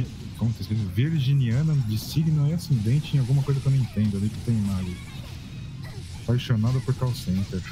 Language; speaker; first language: Portuguese; native; Portuguese